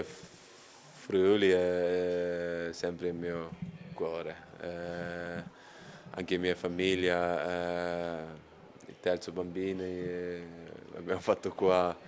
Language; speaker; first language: Italian; non-native, learner; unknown